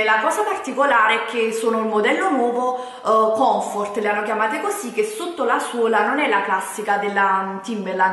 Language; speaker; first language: Italian; native; Italian